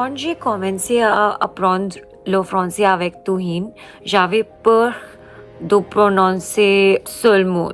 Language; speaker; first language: French; non-native, learner; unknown